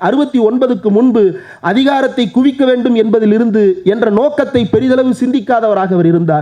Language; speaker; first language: Tamil; native; Tamil